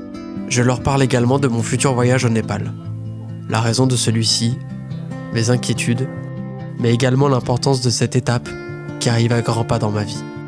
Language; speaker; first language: French; native; French